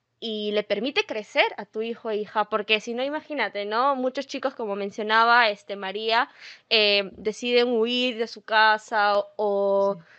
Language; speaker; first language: Spanish; native; Spanish